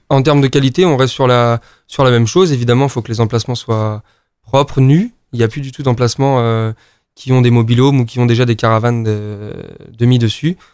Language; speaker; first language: French; native; French